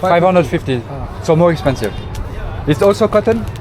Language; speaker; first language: English; non-native, fluent; French